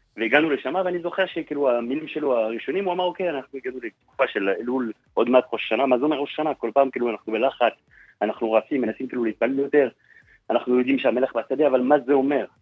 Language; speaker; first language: Hebrew; non-native, fluent; French